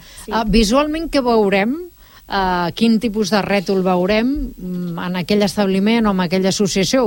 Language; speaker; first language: Catalan; native; Catalan